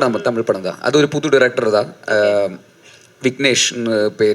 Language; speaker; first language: Tamil; non-native, learner; Malayalam